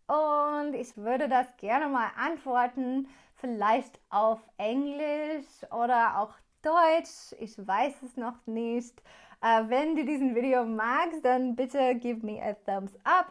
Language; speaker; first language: German; non-native, learner; English